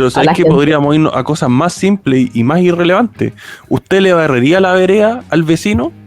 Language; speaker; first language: Spanish; native; Spanish